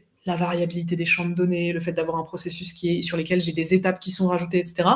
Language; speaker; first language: French; native; French